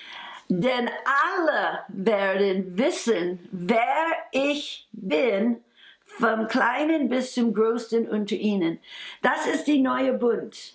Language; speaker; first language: German; non-native, fluent; English